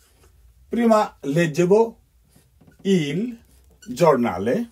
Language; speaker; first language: Italian; non-native, fluent; Bangla